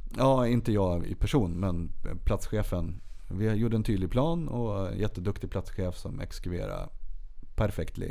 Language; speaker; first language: Swedish; native; Swedish